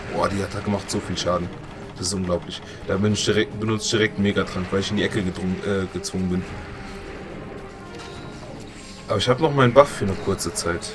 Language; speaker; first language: German; native; German